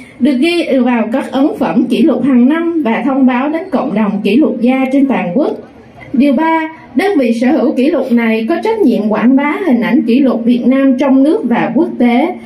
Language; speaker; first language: Vietnamese; native; Vietnamese